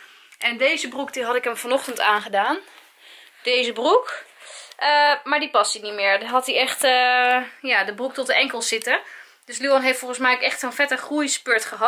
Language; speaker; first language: Dutch; native; Dutch